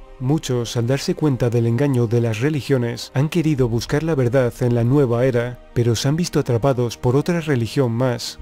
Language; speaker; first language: Spanish; native; Spanish